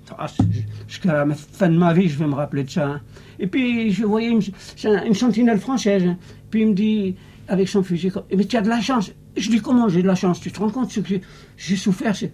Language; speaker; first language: French; non-native, local second language; Arabic